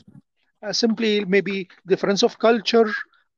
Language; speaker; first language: English; non-native, fluent; Arabic